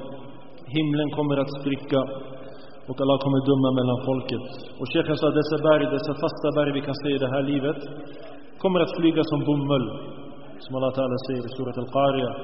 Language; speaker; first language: Swedish; early bilingual, other home language; Arabic